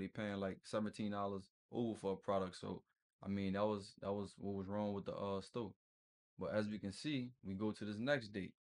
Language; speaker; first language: English; native; English